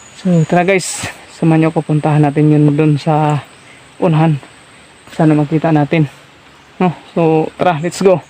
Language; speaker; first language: Filipino; native; Filipino